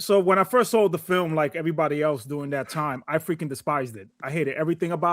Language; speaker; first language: English; native; English